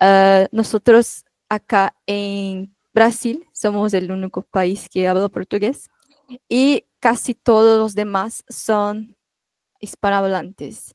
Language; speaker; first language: Spanish; non-native, fluent; Portuguese